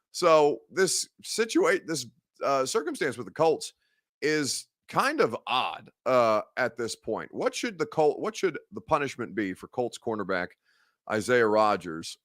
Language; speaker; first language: English; native; English